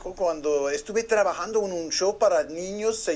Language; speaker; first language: Spanish; non-native, learner; English